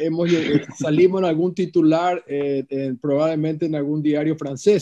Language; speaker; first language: Spanish; native; Spanish